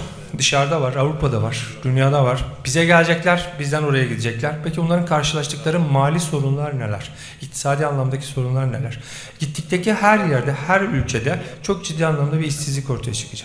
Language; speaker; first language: Turkish; native; Turkish